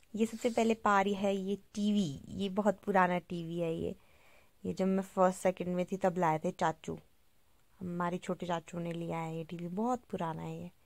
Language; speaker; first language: Hindi; native; Hindi